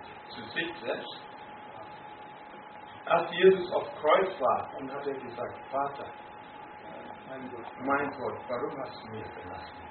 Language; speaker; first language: German; non-native, fluent; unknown